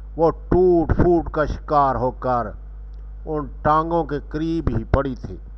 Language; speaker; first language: Urdu; non-native, local second language; Punjabi